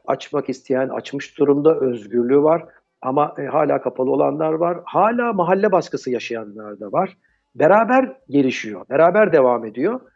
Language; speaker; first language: Turkish; early bilingual, heritage; Turkish